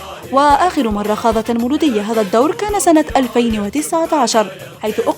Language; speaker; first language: Arabic; native; Arabic